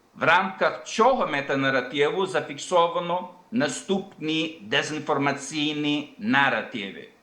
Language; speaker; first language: Ukrainian; early bilingual, heritage; Ukrainian